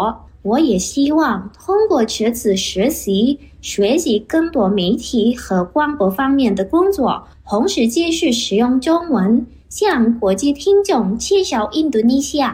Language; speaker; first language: Chinese; non-native, fluent; Indonesian